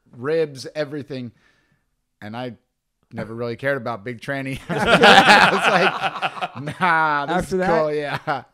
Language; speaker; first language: English; native; English